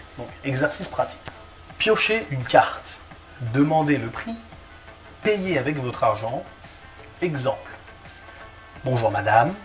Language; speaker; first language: French; native; French